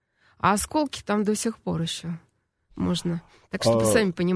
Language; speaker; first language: Russian; native; Russian